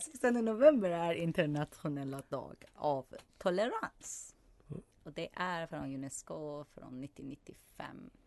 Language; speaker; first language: Swedish; non-native, fluent; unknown